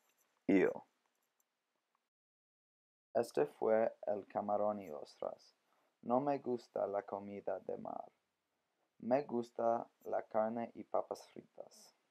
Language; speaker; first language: Spanish; non-native, learner; English